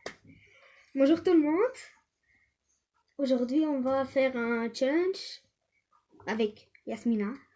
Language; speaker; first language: French; early bilingual, other home language; Russian